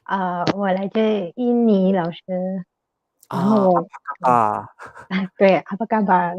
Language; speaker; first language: Chinese; non-native, learner; Indonesian